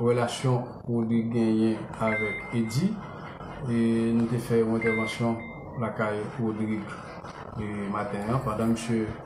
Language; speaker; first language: French; non-native, local second language; Haitian Creole